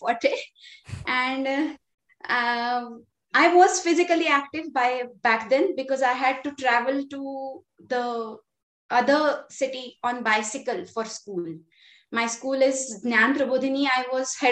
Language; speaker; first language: English; non-native, local second language; Marathi